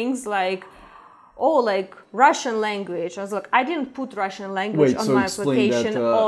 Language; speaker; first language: English; non-native, fluent; Ukrainian